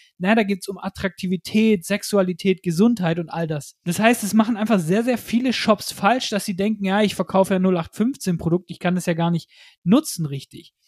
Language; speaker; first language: German; native; German